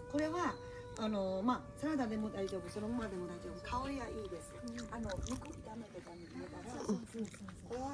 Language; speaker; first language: Japanese; non-native, fluent; Burmese